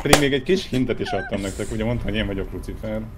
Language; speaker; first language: Hungarian; native; Hungarian